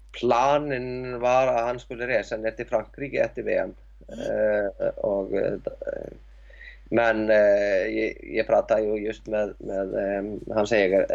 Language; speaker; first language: Swedish; non-native, learner; Icelandic